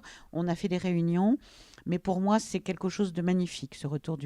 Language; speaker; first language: French; native; French